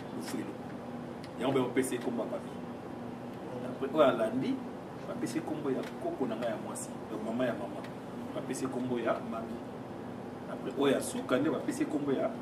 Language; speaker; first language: Lingala; non-native, local second language; Kongo